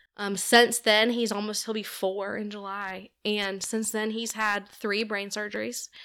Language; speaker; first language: English; native; English